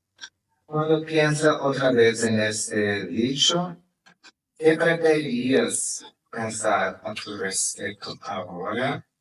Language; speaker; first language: Spanish; non-native, fluent; Portuguese